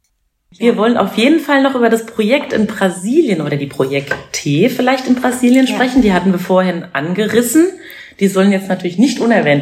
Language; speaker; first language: German; native; German